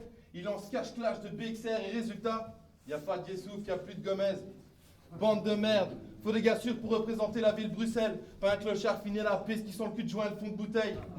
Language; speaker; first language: French; native; French